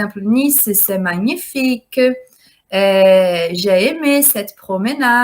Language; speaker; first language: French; non-native, fluent; Portuguese